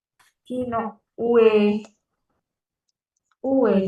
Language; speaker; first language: Japanese; non-native, learner; Indonesian